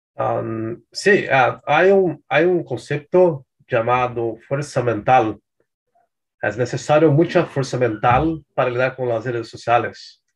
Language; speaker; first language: Spanish; non-native, learner; Portuguese